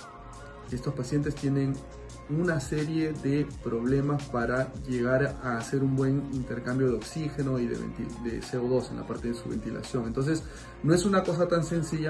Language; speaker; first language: Spanish; native; Spanish